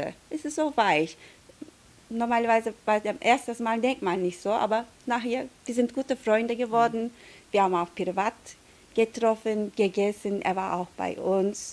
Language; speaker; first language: German; non-native, fluent; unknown